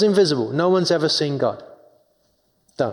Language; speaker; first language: English; native; English